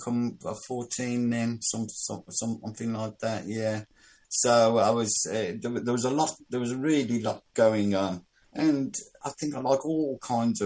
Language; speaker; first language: English; native; English